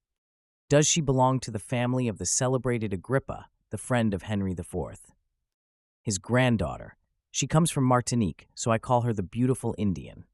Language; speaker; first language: English; native; English